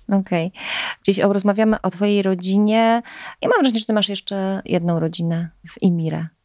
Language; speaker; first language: Polish; native; Polish